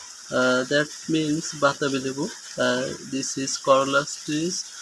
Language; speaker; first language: English; non-native, local second language; Bangla